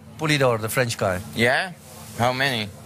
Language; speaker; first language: English; non-native, learner; Slovak